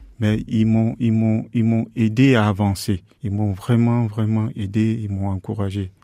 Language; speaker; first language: French; non-native, local second language; Fula